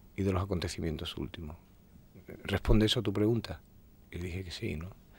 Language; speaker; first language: Spanish; native; Spanish